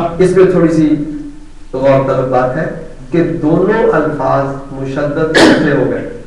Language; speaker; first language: Urdu; non-native, local second language; Punjabi